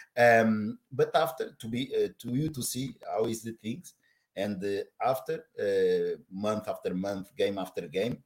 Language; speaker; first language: English; non-native, learner; Portuguese